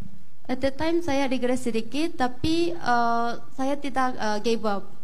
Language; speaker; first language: Indonesian; non-native, fluent; Korean